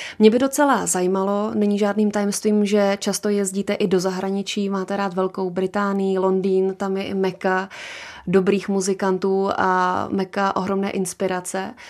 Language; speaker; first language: Czech; native; Czech